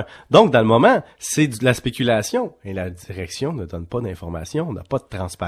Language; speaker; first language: French; native; French